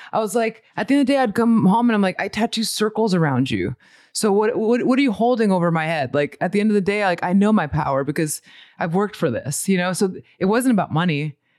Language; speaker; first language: English; early bilingual, other home language; Spanish